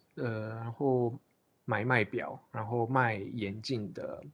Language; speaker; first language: Chinese; non-native, fluent; Japanese